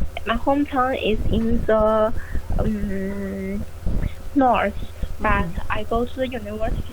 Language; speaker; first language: English; non-native, learner; Chinese